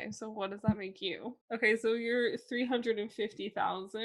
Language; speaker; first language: English; native; English